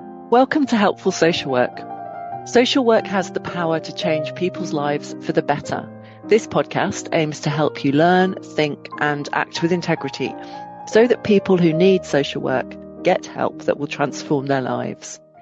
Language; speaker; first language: English; native; English